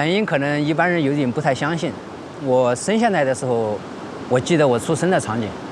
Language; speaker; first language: Chinese; native; Chinese